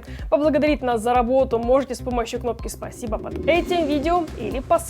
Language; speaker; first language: Russian; native; Russian